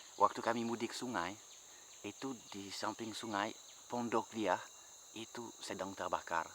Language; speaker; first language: Indonesian; non-native, fluent; French